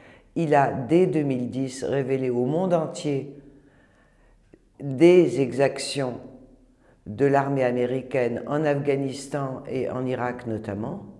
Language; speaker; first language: French; native; French